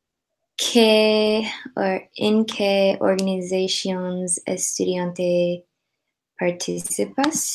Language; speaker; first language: Spanish; non-native, learner; English